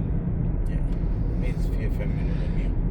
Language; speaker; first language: Danish; non-native, learner; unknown